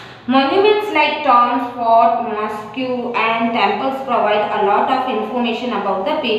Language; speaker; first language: English; non-native, local second language; Hindi